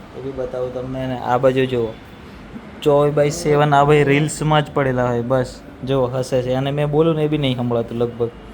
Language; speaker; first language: Gujarati; non-native, local second language; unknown